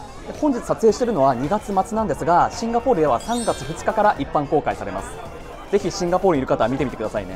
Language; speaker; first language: Japanese; native; Japanese